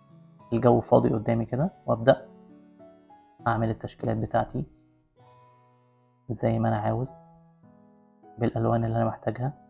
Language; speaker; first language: Arabic; native; Arabic